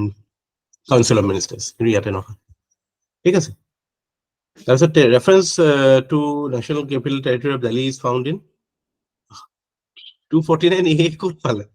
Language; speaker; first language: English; non-native, local second language; Assamese